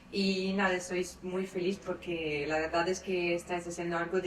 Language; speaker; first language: Spanish; non-native, fluent; Italian